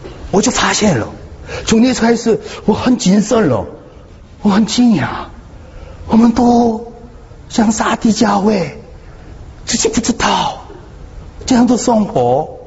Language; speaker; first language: Chinese; non-native, fluent; Korean